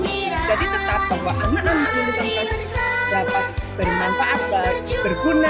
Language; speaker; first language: Indonesian; native; Indonesian